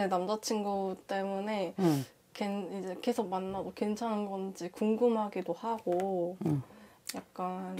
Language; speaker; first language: Korean; native; Korean